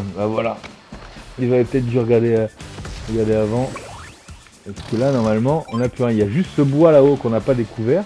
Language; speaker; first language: French; native; French